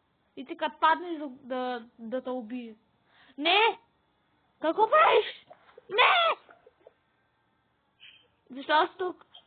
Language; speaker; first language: Bulgarian; native; Bulgarian